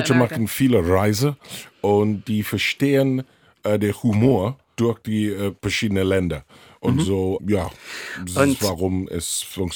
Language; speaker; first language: German; non-native, learner; English